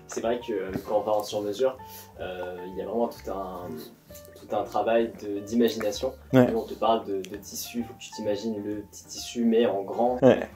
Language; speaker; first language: French; native; French